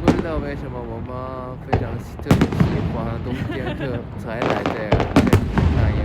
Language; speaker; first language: Chinese; non-native, fluent; Japanese